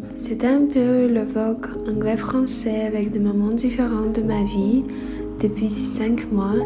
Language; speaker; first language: French; non-native, fluent; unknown